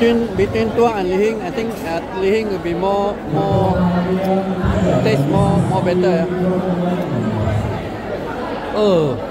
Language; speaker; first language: English; non-native, local second language; Malay